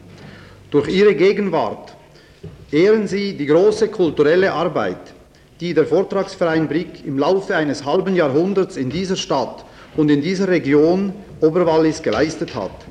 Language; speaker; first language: German; native; German